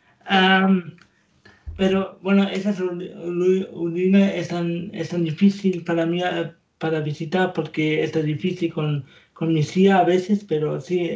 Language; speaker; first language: Spanish; non-native, learner; German